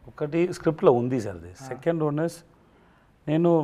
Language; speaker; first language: Telugu; non-native, learner; Tamil